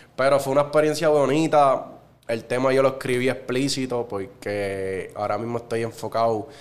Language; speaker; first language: Spanish; native; Spanish